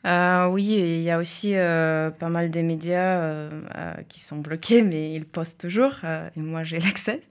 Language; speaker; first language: French; non-native, fluent; Russian